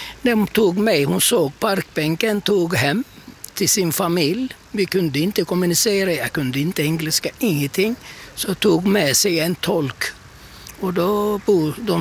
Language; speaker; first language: Swedish; non-native, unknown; Turkish